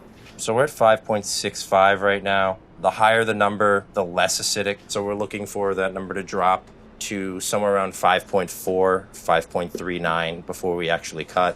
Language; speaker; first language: English; native; English